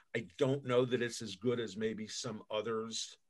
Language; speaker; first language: English; native; English